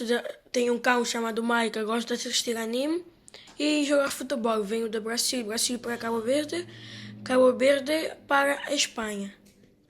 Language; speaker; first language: Portuguese; early bilingual, heritage; Portuguese